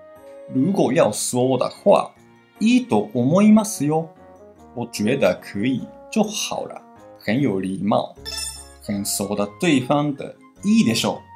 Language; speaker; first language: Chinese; non-native, fluent; Japanese